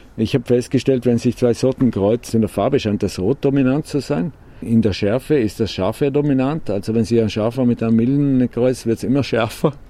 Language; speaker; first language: German; native; German